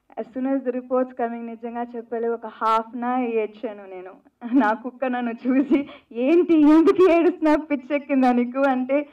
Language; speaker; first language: Telugu; non-native, fluent; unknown